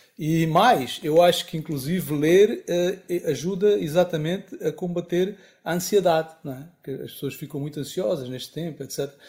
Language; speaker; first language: Portuguese; native; Portuguese